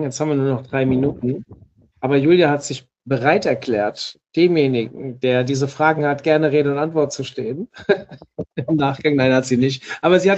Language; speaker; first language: German; native; German